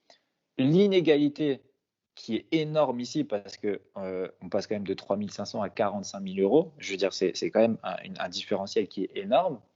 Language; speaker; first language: French; native; French